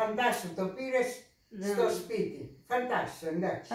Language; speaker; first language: Greek; non-native, fluent; Russian